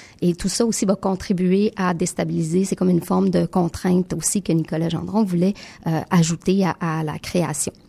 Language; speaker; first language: French; native; French